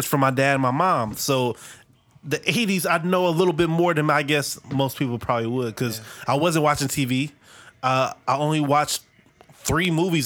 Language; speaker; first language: English; native; English